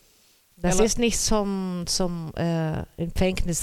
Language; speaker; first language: German; non-native, learner; Portuguese